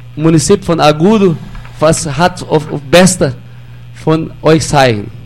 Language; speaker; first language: German; early bilingual, heritage; German